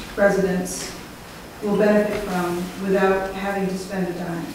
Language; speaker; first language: English; native; English